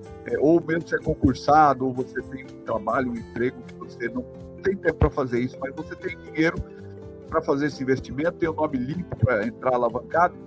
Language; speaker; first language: Portuguese; native; Portuguese